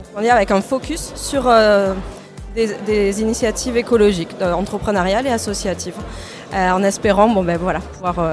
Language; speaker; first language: French; native; French